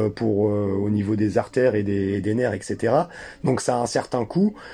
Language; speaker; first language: French; native; French